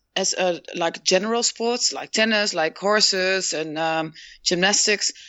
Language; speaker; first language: English; non-native, fluent; Dutch